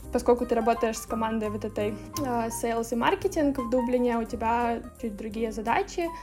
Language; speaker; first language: Russian; non-native, local second language; Ukrainian